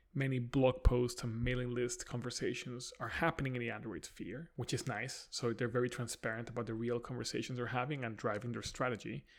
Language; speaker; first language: English; non-native, fluent; Spanish